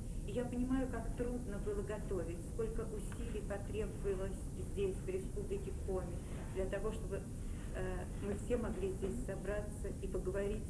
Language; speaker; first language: Russian; native; Russian